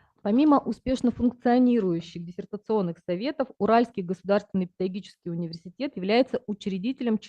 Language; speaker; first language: Russian; native; Russian